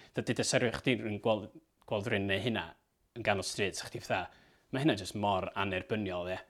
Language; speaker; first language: Welsh; native; Welsh